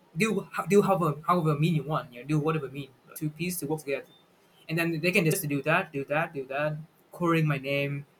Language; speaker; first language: English; non-native, fluent; Vietnamese